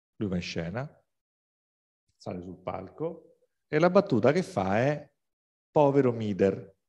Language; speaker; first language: Italian; native; Italian